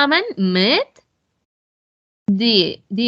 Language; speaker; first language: German; non-native, learner; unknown